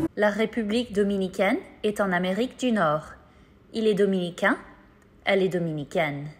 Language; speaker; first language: French; non-native, fluent; English